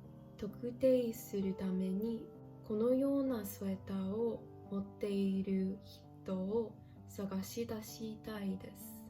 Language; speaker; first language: Japanese; non-native, learner; English